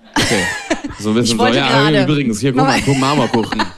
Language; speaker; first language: German; non-native, fluent; Spanish